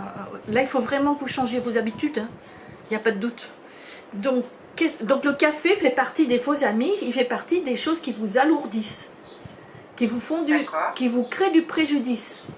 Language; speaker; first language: French; native; French